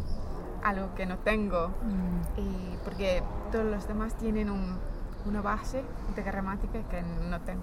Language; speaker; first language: Spanish; non-native, fluent; English